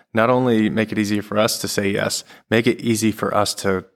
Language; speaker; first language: English; native; English